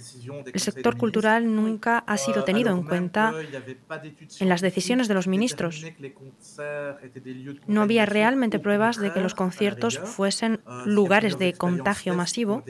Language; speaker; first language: Spanish; native; Spanish